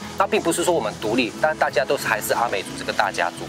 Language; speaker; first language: Chinese; native; Chinese